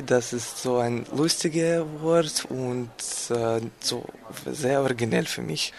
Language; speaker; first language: German; non-native, learner; Russian